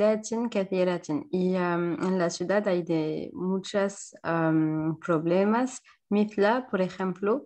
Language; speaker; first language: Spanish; non-native, learner; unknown